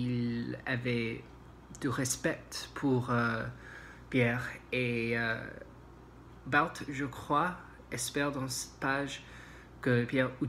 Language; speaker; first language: French; non-native, learner; English